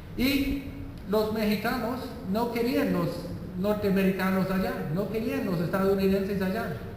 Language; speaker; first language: Spanish; non-native, fluent; English